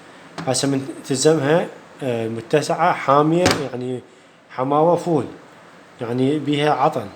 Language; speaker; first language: Arabic; native; Arabic